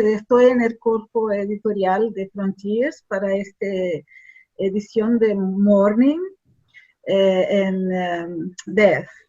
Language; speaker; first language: Spanish; non-native, fluent; Portuguese